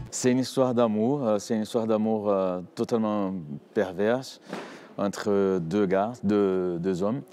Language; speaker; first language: French; non-native, fluent; Portuguese